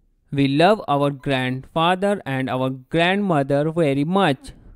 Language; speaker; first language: English; non-native, local second language; Hindi